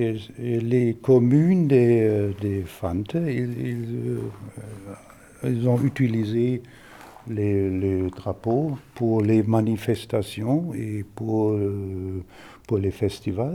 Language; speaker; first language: French; non-native, fluent; German